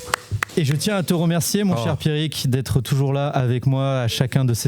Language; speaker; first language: French; native; French